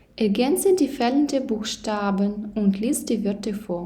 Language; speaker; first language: German; non-native, fluent; Ukrainian